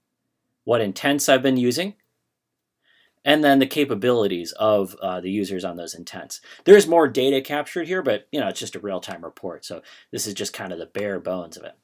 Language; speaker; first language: English; native; English